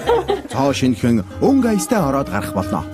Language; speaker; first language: Mongolian; native; Mongolian